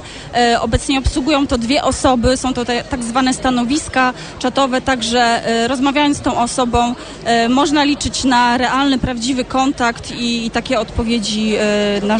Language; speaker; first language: Polish; native; Polish